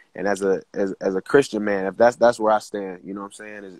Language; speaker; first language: English; native; English